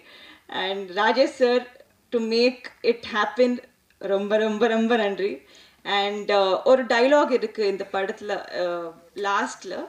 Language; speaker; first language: Tamil; non-native, local second language; Telugu